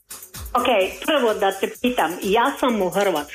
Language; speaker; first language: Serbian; early bilingual, heritage; Serbian